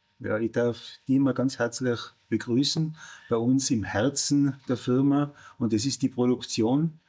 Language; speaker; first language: German; native; German